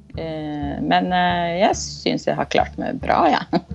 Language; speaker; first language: Norwegian; non-native, fluent; Spanish